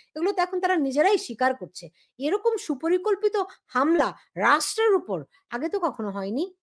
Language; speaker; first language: Bangla; native; Bangla